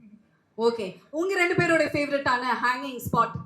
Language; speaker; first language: Tamil; native; Tamil